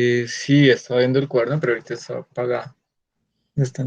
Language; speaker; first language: Spanish; native; Spanish